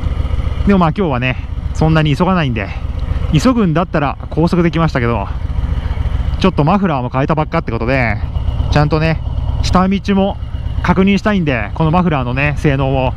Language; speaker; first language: Japanese; native; Japanese